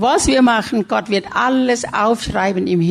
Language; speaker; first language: German; non-native, learner; Thai